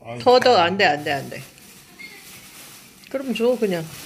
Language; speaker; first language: Korean; non-native, learner; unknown